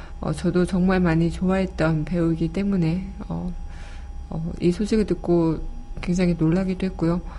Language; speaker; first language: Korean; native; Korean